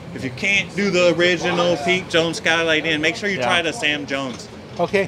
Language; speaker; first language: English; native; English